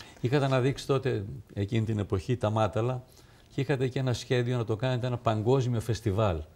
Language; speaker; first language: Greek; native; Greek